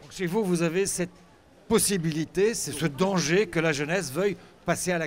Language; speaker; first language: French; native; French